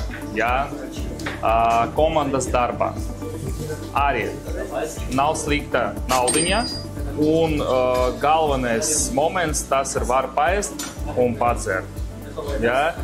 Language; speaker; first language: Latvian; non-native, local second language; Russian